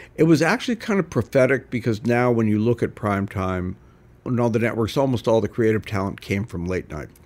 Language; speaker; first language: English; native; English